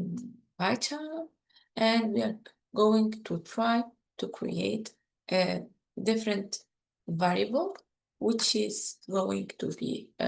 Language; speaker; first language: English; non-native, fluent; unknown